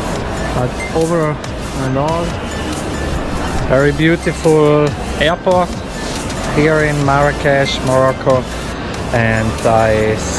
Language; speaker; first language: English; non-native, fluent; German